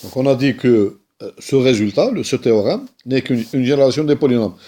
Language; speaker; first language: French; non-native, local second language; Arabic